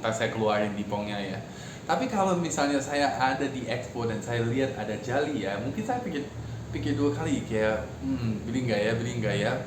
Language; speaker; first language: Indonesian; non-native, fluent; English